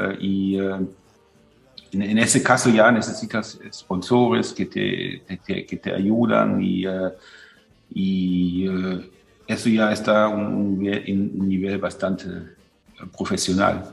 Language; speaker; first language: Spanish; non-native, fluent; German